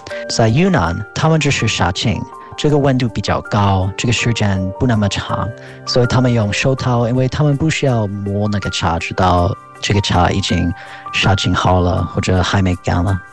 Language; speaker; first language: Chinese; non-native, fluent; English